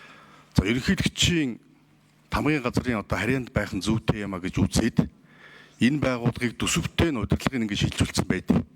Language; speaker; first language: Mongolian; native; Mongolian